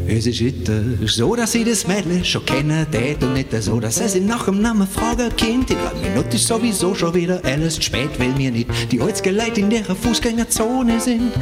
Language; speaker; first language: German; native; German